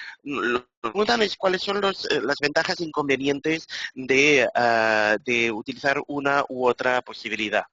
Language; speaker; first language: Spanish; native; Spanish